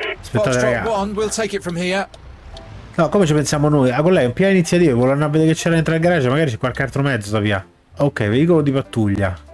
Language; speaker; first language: Italian; native; Italian